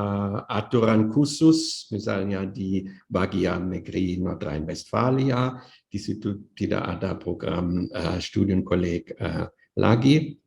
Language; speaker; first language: Indonesian; non-native, fluent; German